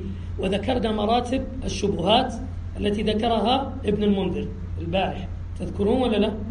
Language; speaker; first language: Arabic; native; Arabic